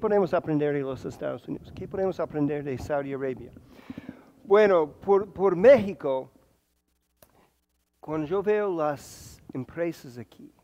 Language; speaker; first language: Spanish; non-native, fluent; English